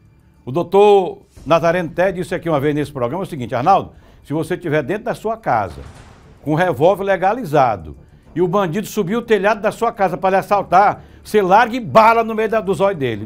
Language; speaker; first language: Portuguese; native; Portuguese